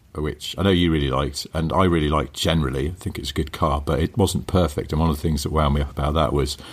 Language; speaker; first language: English; native; English